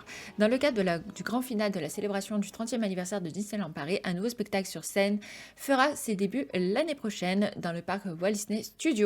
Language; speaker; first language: French; native; French